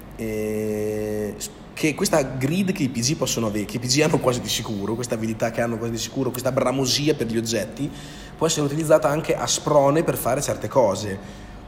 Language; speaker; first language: Italian; native; Italian